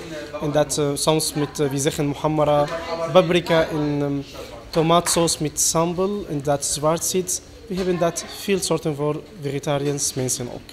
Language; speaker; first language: Dutch; non-native, learner; Arabic